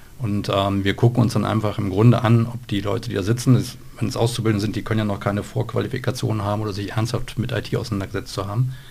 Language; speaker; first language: German; native; German